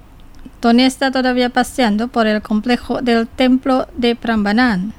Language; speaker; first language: Spanish; non-native, fluent; Indonesian